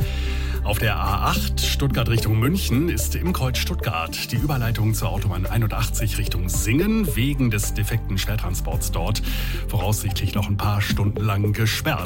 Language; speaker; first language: German; native; German